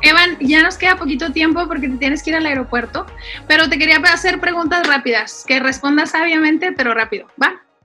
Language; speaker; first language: Spanish; native; Spanish